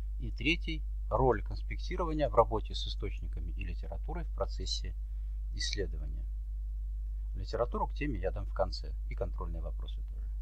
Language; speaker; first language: Russian; native; Russian